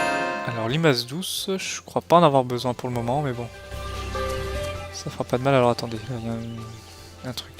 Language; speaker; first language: French; native; French